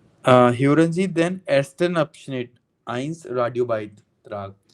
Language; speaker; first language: German; non-native, fluent; Hindi